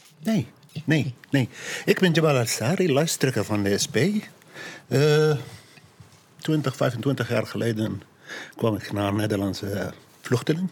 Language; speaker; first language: Dutch; non-native, learner; Arabic